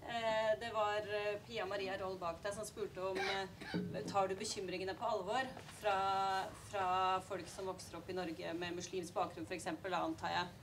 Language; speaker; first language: Norwegian; native; Norwegian